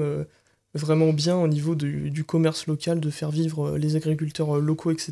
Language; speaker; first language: French; native; French